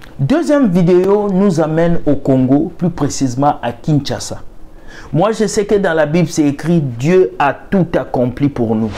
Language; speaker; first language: French; non-native, local second language; Lingala